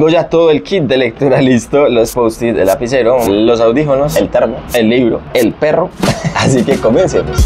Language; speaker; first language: Spanish; native; Spanish